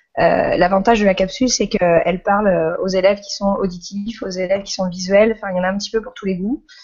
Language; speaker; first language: French; native; French